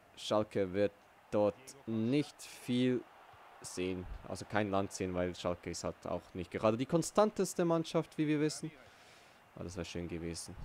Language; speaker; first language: German; early bilingual, other home language; Portuguese